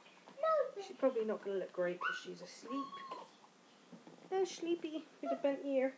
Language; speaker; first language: English; native; English